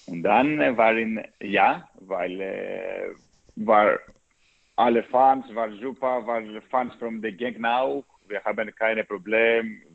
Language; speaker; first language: German; non-native, learner; Greek